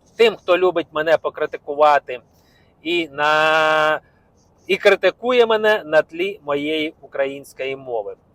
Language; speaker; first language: Ukrainian; non-native, local second language; Russian